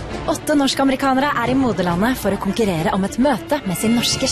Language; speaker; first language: Norwegian; native; Norwegian